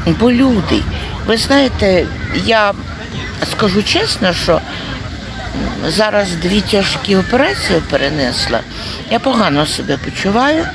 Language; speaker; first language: Ukrainian; non-native, local second language; Russian